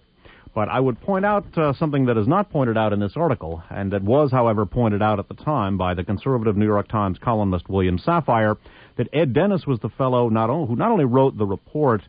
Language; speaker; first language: English; native; English